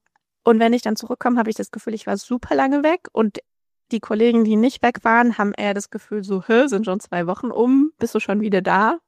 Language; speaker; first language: German; native; German